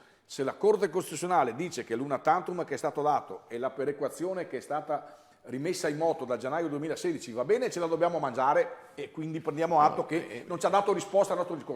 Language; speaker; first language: Italian; native; Italian